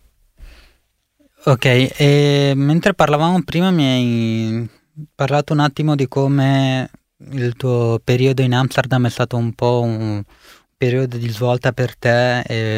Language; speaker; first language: Italian; early bilingual, other home language; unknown